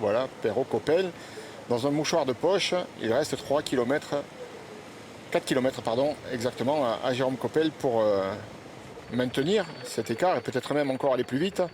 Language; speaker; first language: French; native; French